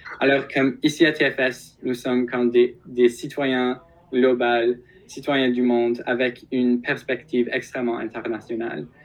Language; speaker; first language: French; non-native, local second language; English